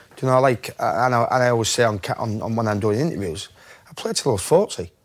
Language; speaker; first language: English; native; English